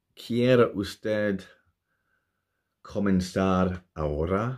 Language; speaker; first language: Spanish; non-native, learner; English